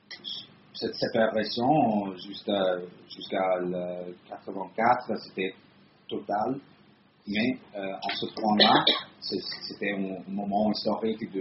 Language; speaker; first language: French; non-native, fluent; Italian